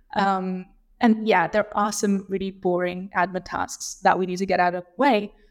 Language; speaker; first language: English; non-native, fluent; Lithuanian